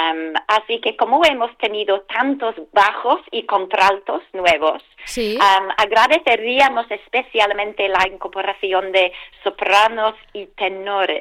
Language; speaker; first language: Spanish; non-native, fluent; English